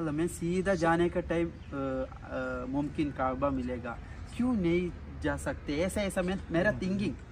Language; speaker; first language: Hindi; non-native, local second language; Malayalam